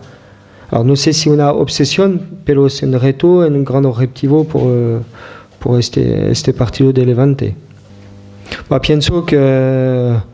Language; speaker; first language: Spanish; non-native, fluent; French